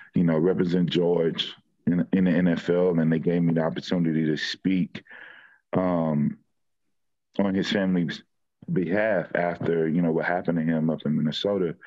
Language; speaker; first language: English; native; English